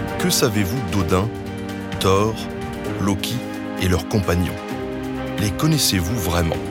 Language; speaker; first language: French; native; French